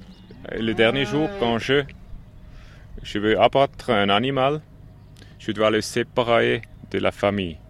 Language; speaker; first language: French; non-native, local second language; German